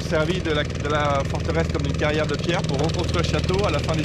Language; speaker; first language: French; native; French